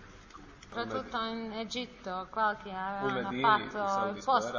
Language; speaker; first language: Italian; non-native, learner; Bosnian